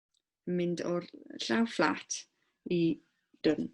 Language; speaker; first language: Welsh; non-native, local second language; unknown